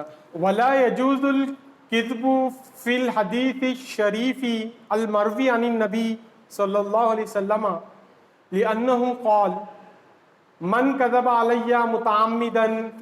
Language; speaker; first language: Arabic; non-native, fluent; Urdu